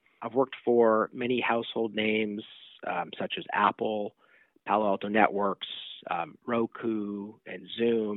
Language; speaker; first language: English; native; English